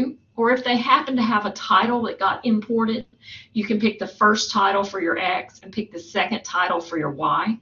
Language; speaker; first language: English; native; English